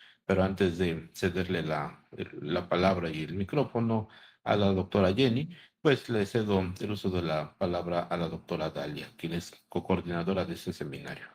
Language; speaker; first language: Spanish; native; Spanish